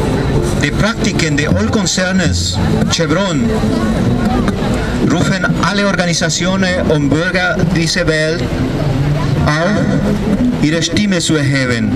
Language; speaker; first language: German; non-native, fluent; Spanish